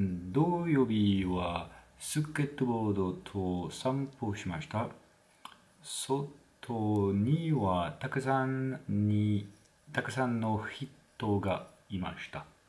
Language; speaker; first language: Japanese; non-native, learner; French